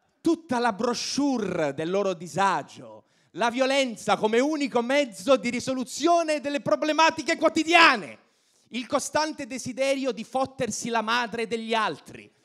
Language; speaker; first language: Italian; native; Italian